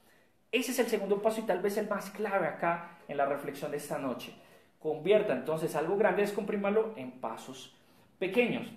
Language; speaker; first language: Spanish; native; Spanish